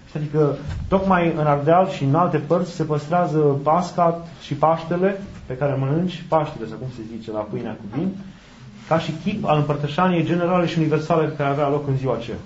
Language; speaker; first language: Romanian; native; Romanian